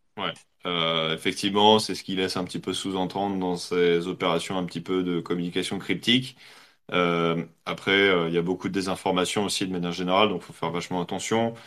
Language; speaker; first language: French; native; French